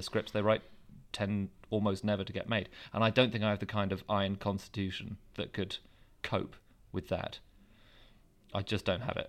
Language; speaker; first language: English; native; English